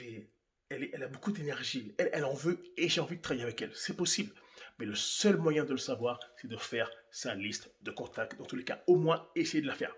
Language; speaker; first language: French; native; French